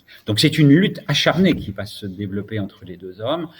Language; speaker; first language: French; native; French